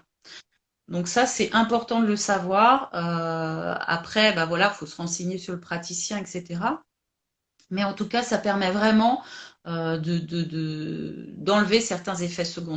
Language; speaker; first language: French; native; French